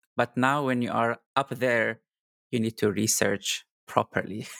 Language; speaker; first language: English; non-native, fluent; Arabic